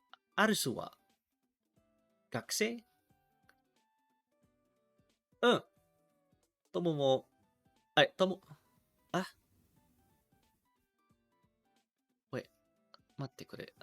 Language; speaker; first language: Japanese; non-native, learner; English